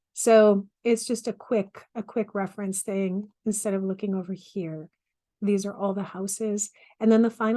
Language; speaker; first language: English; native; English